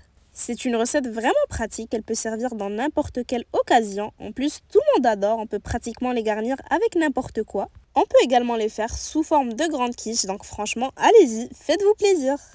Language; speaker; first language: French; native; French